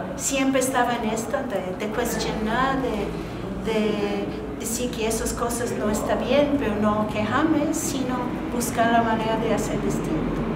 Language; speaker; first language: Spanish; non-native, fluent; English